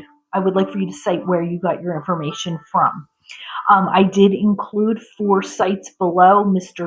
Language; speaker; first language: English; native; English